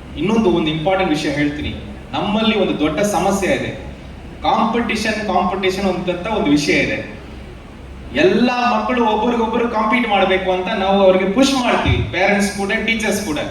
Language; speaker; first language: Kannada; non-native, fluent; Tamil